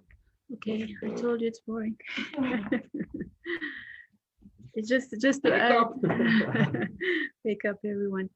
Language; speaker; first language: English; non-native, fluent; Serbian